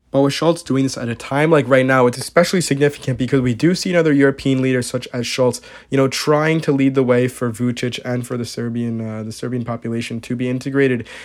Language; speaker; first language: English; native; English